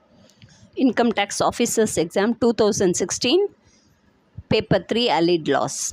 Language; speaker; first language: English; non-native, local second language; Tamil